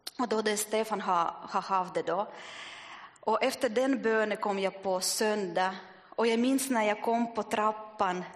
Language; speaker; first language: Swedish; non-native, fluent; Russian